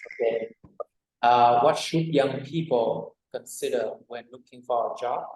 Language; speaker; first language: English; non-native, fluent; Vietnamese